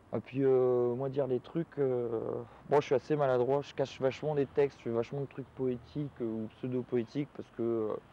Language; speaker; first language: French; native; French